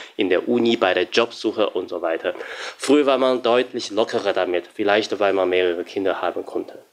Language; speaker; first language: German; non-native, fluent; Chinese